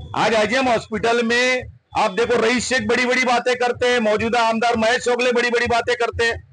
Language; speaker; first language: Hindi; non-native, local second language; Urdu